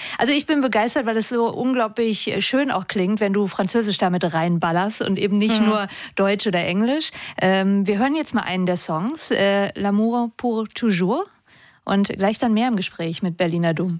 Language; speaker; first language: German; native; German